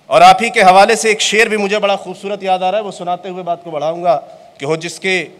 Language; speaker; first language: Hindi; native; Hindi